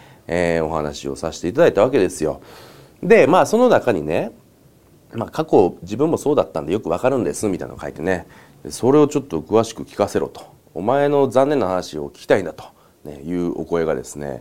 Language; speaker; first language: Japanese; native; Japanese